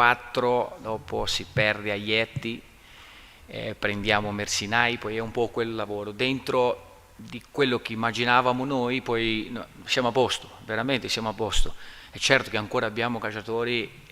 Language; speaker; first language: Italian; non-native, learner; Portuguese